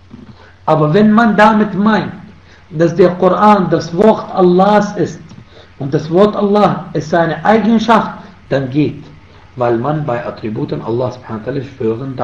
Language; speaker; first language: German; non-native, fluent; Arabic